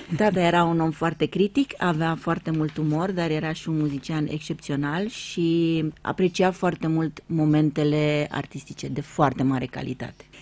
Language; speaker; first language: Romanian; native; Romanian